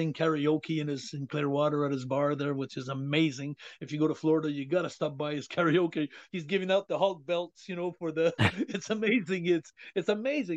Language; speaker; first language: English; native; English